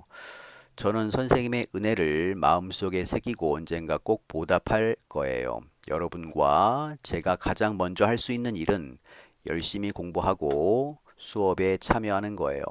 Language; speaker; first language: Korean; native; Korean